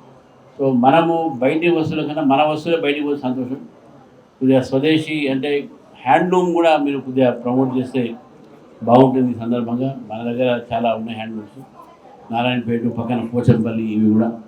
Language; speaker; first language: Telugu; native; Telugu